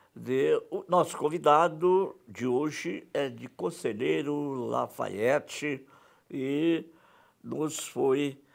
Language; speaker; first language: Portuguese; native; Portuguese